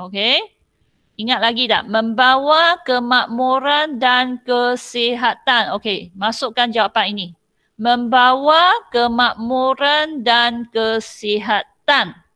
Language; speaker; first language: Malay; non-native, local second language; Chinese